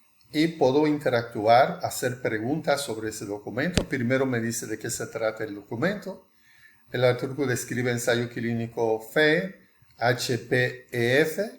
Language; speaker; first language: Spanish; non-native, fluent; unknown